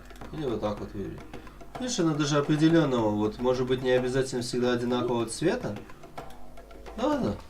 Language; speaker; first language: Russian; native; Russian